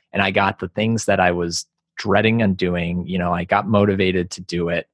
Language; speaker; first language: English; native; English